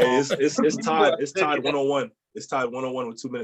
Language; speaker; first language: English; native; English